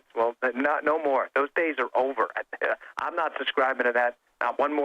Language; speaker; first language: English; native; English